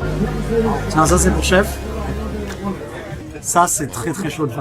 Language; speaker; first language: French; native; French